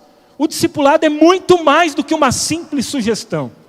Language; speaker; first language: Portuguese; native; Portuguese